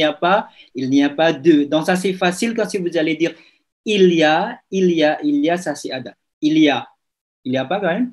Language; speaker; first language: French; non-native, fluent; Indonesian